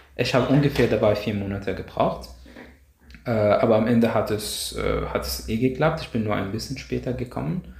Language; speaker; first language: German; non-native, fluent; Arabic